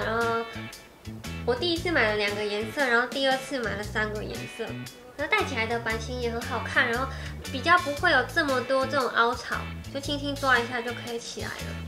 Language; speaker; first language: Chinese; native; Chinese